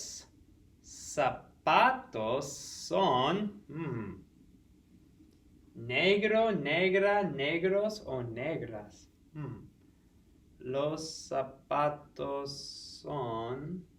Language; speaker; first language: Spanish; non-native, fluent; English